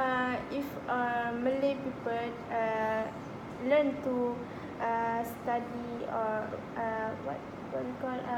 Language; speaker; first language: English; non-native, local second language; Malay